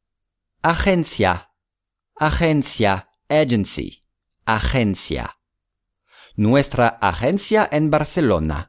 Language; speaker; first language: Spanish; non-native, fluent; English